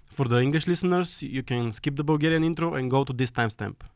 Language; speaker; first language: English; non-native, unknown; Bulgarian